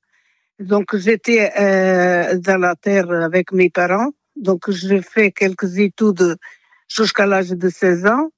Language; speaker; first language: French; non-native, fluent; Portuguese